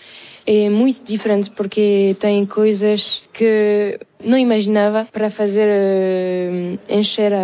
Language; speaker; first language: Portuguese; non-native, fluent; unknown